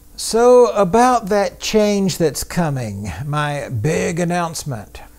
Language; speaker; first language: English; native; English